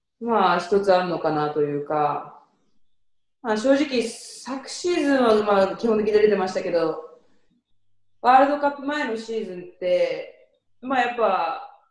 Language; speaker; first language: Japanese; native; Japanese